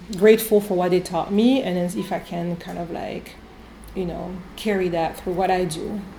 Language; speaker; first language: English; non-native, fluent; French